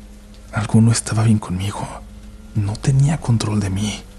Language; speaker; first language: Spanish; native; Spanish